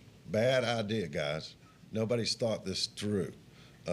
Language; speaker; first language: English; native; English